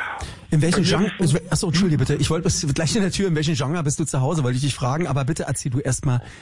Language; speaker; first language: German; native; German